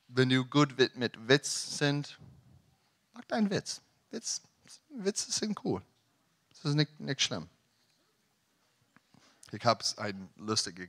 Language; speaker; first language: German; non-native, learner; English